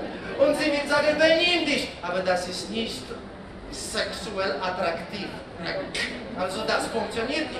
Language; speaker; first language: German; non-native, fluent; Polish